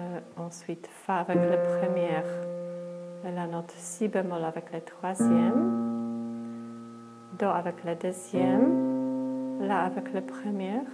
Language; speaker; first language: French; non-native, fluent; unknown